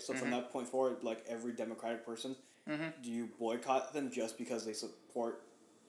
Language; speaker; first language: English; early bilingual, other home language; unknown